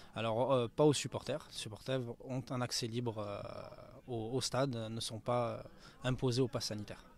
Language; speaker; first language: French; native; French